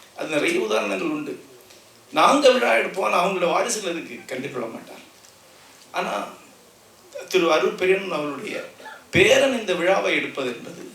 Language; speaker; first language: Tamil; non-native, local second language; Malayalam